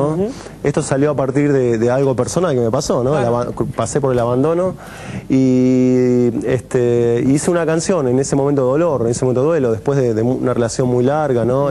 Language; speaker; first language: Spanish; native; Spanish